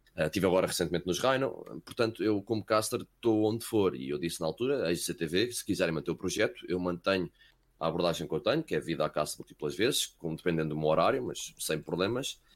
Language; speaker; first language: Portuguese; early bilingual, heritage; Portuguese